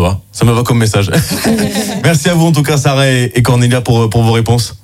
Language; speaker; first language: French; native; French